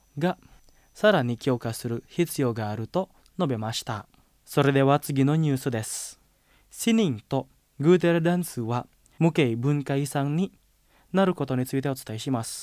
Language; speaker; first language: Japanese; non-native, fluent; Indonesian